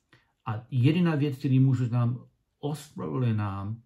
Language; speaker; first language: Czech; non-native, learner; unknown